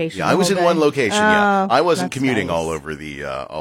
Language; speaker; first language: English; native; English